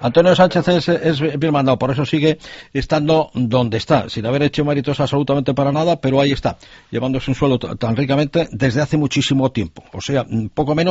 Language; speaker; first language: Spanish; native; Spanish